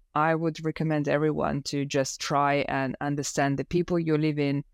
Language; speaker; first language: English; non-native, fluent; Russian